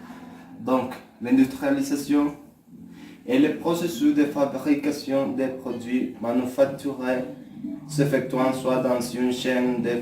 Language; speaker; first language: French; non-native, learner; Spanish